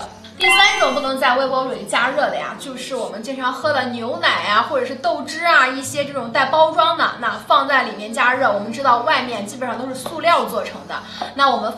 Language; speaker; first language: Chinese; native; Chinese